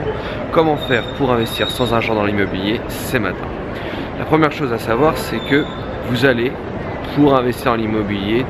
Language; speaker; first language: French; native; French